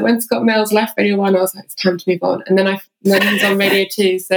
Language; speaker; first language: English; native; English